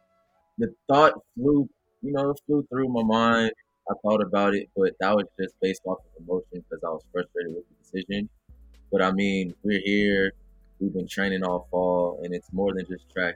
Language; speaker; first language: English; native; English